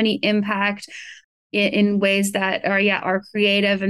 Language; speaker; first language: English; native; English